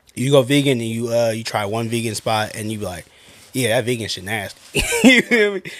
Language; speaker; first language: English; native; English